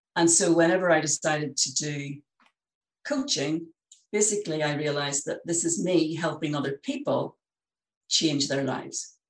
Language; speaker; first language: English; native; English